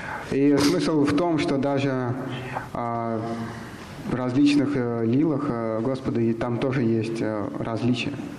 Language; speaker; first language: Russian; native; Russian